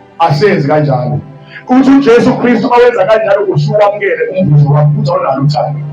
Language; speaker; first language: Zulu; native; Zulu